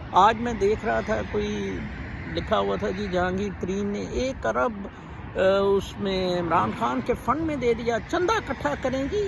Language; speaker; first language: Urdu; non-native, local second language; Punjabi